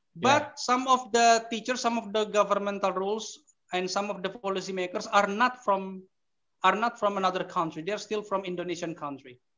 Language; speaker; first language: English; non-native, fluent; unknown